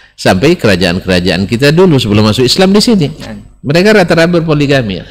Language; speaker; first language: Indonesian; non-native, local second language; Minangkabau